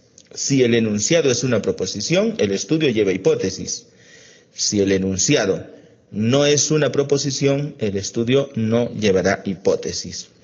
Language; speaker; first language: Spanish; native; Spanish